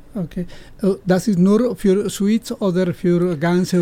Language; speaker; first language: German; non-native, learner; Spanish